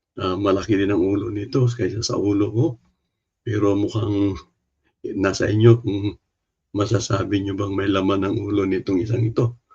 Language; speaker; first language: Filipino; non-native, local second language; Cebuano